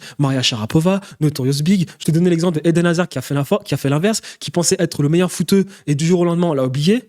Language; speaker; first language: French; native; French